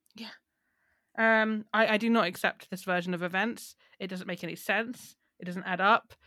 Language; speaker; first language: English; native; English